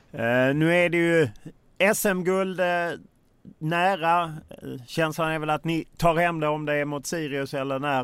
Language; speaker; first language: Swedish; native; Swedish